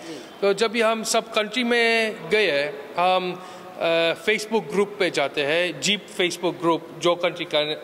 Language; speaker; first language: Hindi; early bilingual, heritage; Hindi